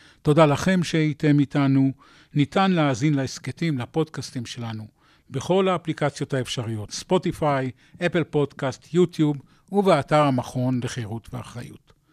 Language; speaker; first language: Hebrew; native; Hebrew